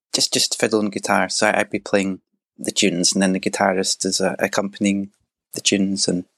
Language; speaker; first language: English; native; English